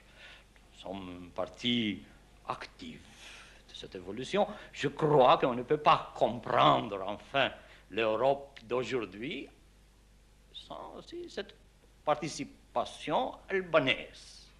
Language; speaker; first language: French; non-native, fluent; Albanian